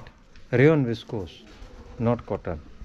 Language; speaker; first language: English; non-native, learner; Hindi